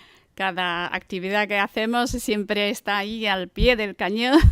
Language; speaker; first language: Spanish; non-native, fluent; Chinese